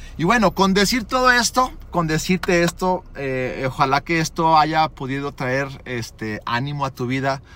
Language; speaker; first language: Spanish; early bilingual, other home language; English